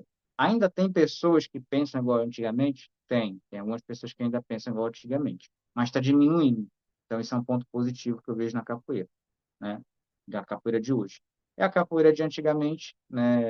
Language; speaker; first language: Portuguese; native; Portuguese